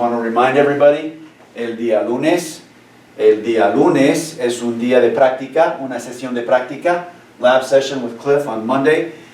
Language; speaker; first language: Spanish; non-native, fluent; English